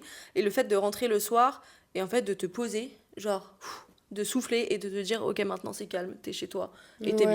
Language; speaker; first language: French; native; French